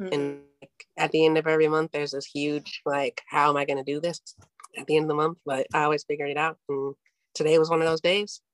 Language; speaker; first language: English; native; English